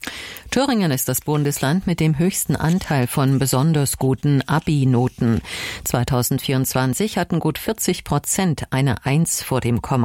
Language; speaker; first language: German; native; German